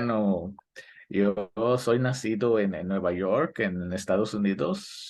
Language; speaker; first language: Spanish; early bilingual, heritage; Spanish